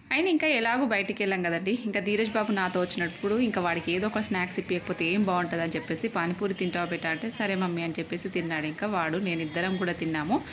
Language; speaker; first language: Telugu; native; Telugu